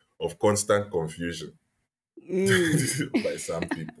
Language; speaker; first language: English; native; English